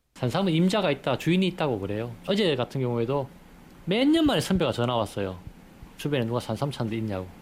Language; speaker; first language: Korean; native; Korean